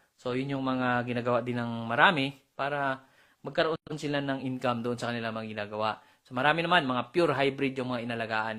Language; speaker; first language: Filipino; non-native, local second language; Cebuano